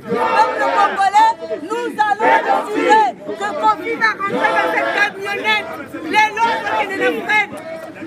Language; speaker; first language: French; non-native, local second language; Lingala